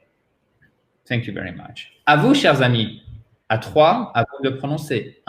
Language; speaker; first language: French; native; French